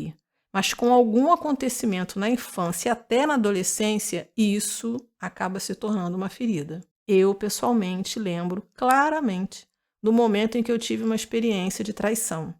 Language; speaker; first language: Portuguese; native; Portuguese